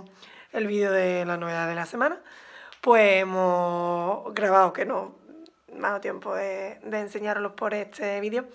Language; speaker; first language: Spanish; native; Spanish